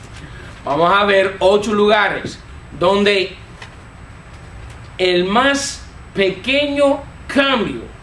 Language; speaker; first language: Spanish; non-native, fluent; English